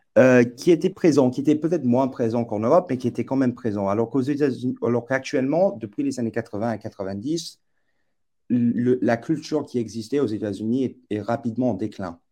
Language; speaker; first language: French; non-native, fluent; English